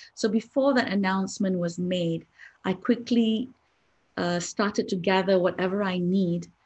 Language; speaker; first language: English; non-native, local second language; Malay